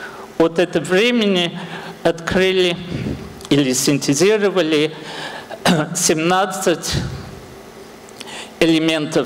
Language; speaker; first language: Russian; non-native, fluent; English